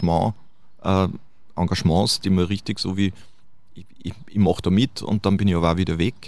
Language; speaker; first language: German; native; German